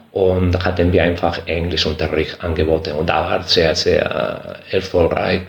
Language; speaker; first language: German; non-native, fluent; Spanish